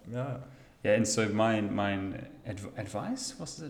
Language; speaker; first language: German; non-native, fluent; English